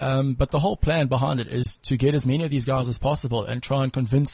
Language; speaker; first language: English; native; English